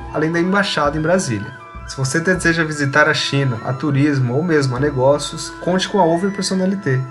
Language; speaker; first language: Portuguese; native; Portuguese